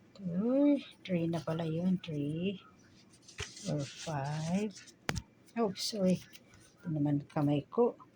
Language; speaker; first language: Filipino; native; Filipino